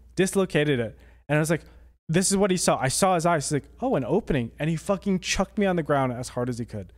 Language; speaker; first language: English; native; English